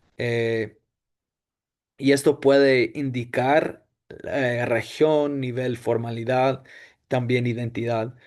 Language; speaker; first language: Spanish; non-native, fluent; English